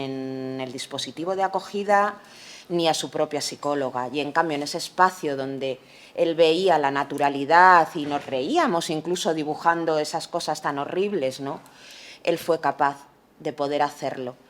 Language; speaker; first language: Spanish; native; Spanish